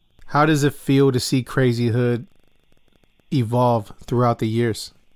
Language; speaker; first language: English; early bilingual, other home language; Spanish